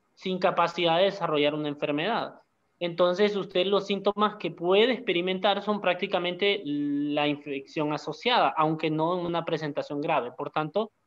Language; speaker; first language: Spanish; native; Spanish